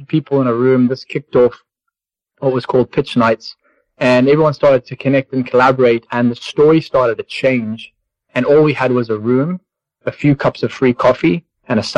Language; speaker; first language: English; native; English